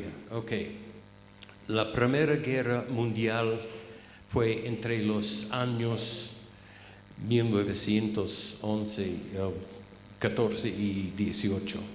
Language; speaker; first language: Spanish; non-native, fluent; English